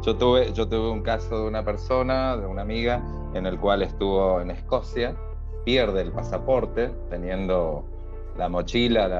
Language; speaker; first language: Spanish; native; Spanish